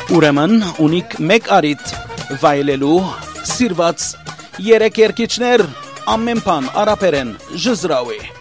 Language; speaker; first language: Armenian; early bilingual, heritage; Armenian